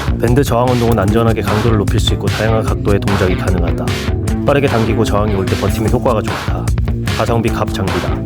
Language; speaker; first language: Korean; native; Korean